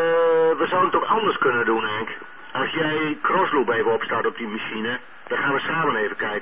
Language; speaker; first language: Dutch; native; Dutch